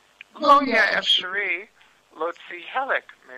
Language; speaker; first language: Hebrew; non-native, learner; English